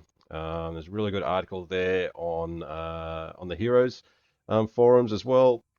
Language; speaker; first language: English; native; English